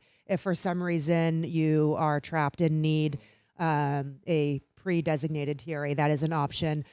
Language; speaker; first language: English; native; English